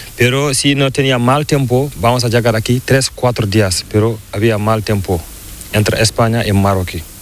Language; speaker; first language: Spanish; non-native, learner; Fula